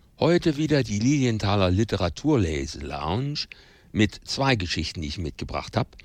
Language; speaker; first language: German; native; German